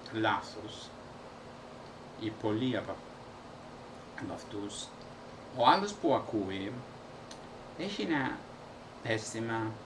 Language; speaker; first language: Greek; non-native, fluent; Italian